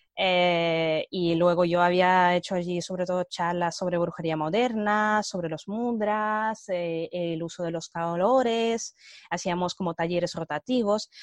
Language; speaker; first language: Spanish; early bilingual, other home language; Russian